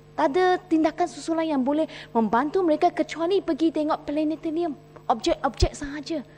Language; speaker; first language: Malay; non-native, local second language; Chinese